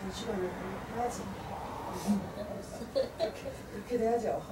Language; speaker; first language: Korean; native; Korean